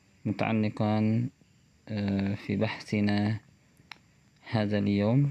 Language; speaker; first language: Arabic; non-native, fluent; Indonesian